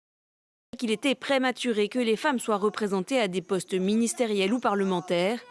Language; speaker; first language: French; native; French